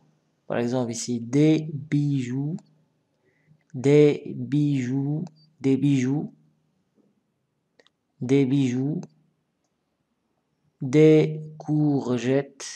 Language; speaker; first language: French; non-native, local second language; Arabic